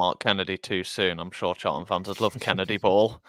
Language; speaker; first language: English; native; English